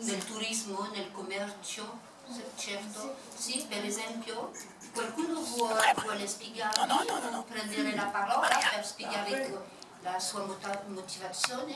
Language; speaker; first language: Italian; non-native, fluent; French